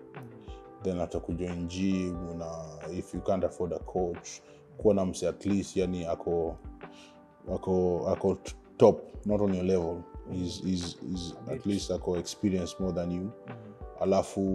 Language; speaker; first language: Swahili; native; Swahili